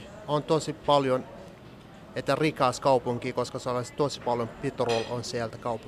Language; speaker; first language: Finnish; non-native, learner; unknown